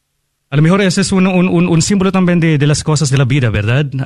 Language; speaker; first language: Spanish; non-native, fluent; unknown